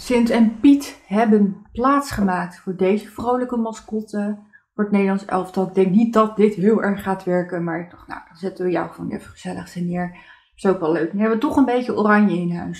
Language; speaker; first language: Dutch; native; Dutch